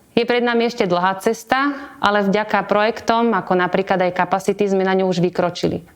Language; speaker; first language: Slovak; native; Slovak